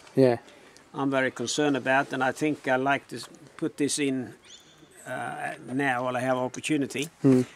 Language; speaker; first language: English; non-native, fluent; Norwegian